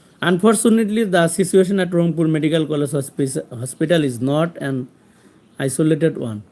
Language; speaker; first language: English; non-native, local second language; Bangla